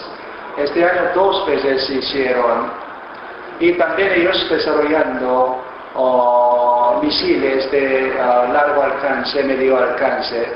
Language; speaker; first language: Spanish; non-native, fluent; Korean